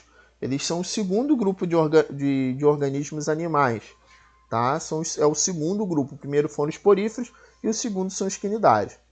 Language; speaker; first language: Portuguese; native; Portuguese